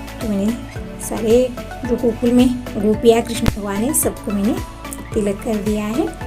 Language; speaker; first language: Hindi; non-native, local second language; Marathi